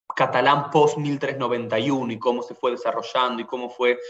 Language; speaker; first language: Spanish; native; Spanish